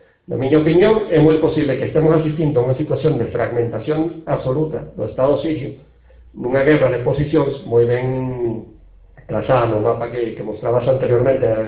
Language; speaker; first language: Galician; non-native, local second language; Spanish